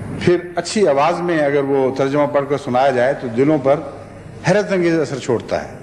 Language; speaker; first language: Urdu; native; Urdu